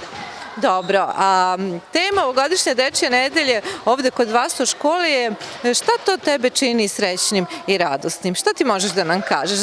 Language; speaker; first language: Serbian; native; Serbian